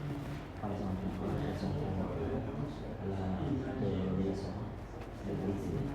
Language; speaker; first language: French; non-native, learner; Khmer